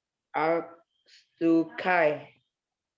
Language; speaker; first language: English; non-native, learner; Vietnamese